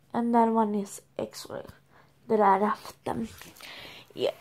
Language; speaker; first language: English; non-native, learner; Swedish